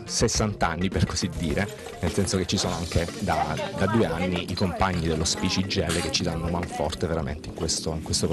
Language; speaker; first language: Italian; native; Italian